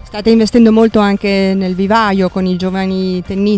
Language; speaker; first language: Italian; native; Italian